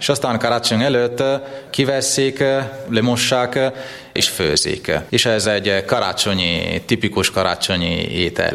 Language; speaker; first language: Hungarian; non-native, fluent; Italian